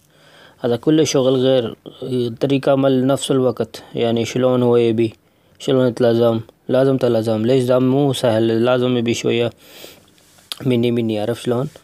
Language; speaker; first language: Arabic; non-native, learner; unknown